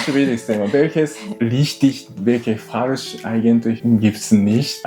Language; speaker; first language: German; non-native, learner; Japanese